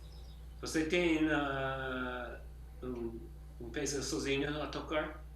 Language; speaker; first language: Portuguese; non-native, learner; English